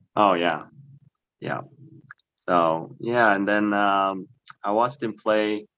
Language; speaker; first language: English; early bilingual, other home language; Korean